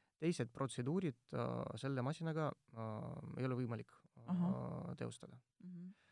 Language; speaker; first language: Estonian; non-native, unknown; Russian